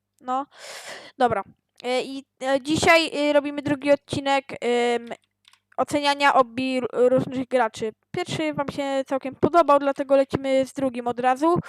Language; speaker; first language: Polish; native; Polish